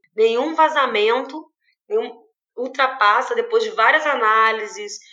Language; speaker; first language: Portuguese; native; Portuguese